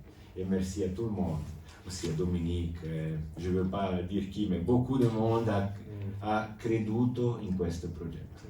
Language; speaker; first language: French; non-native, local second language; Italian